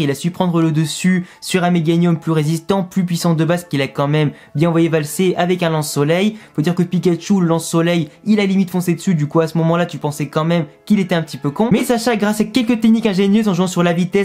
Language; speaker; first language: French; native; French